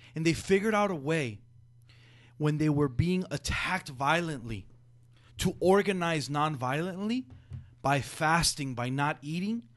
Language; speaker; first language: English; early bilingual, other home language; Spanish